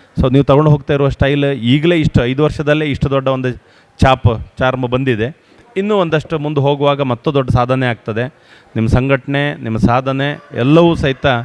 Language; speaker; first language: Kannada; native; Kannada